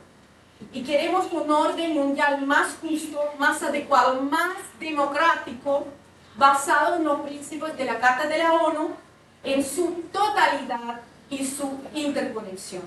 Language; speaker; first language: Spanish; non-native, fluent; Russian